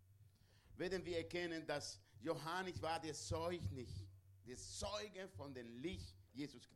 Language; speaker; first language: German; non-native, learner; Spanish